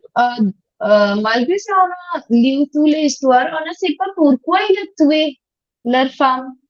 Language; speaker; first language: French; non-native, learner; Hindi